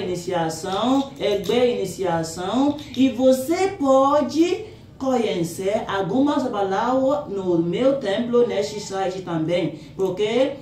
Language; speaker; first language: Portuguese; non-native, local second language; Yoruba